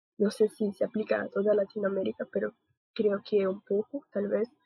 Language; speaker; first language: Spanish; non-native, learner; Portuguese